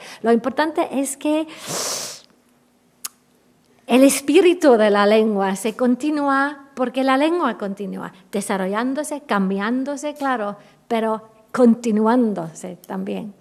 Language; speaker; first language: Spanish; non-native, fluent; Welsh